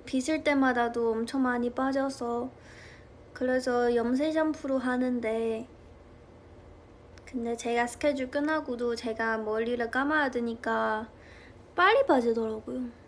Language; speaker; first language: Korean; non-native, fluent; Chinese